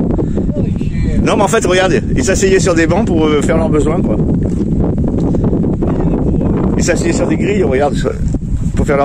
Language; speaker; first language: French; native; French